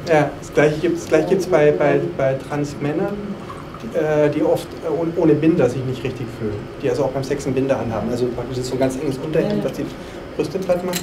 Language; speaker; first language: German; native; German